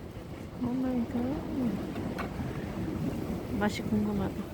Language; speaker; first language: Korean; non-native, fluent; Chinese